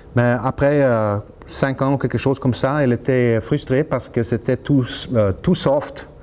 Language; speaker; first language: French; non-native, learner; Norwegian